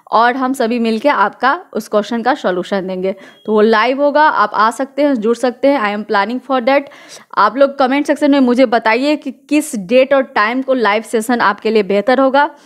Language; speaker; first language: Hindi; native; Hindi